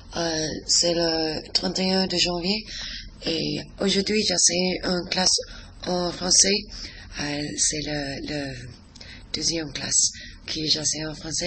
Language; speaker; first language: French; non-native, learner; English